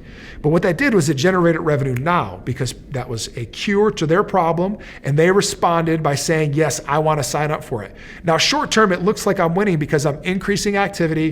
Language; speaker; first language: English; native; English